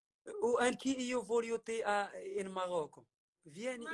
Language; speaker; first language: Italian; non-native, learner; Arabic